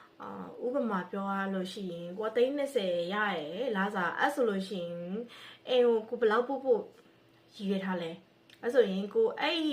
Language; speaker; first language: Burmese; native; Burmese